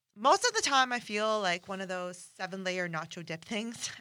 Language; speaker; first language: English; non-native, fluent; Persian